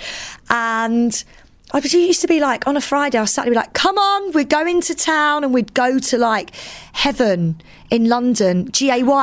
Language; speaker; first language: English; native; English